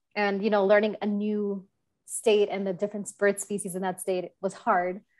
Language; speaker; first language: English; native; English